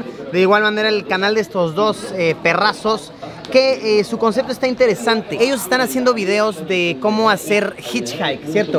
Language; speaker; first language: Spanish; native; Spanish